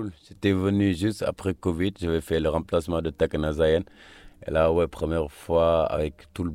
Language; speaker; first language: French; non-native, local second language; Wolof